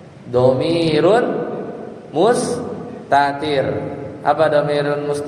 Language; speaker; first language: Arabic; non-native, fluent; Indonesian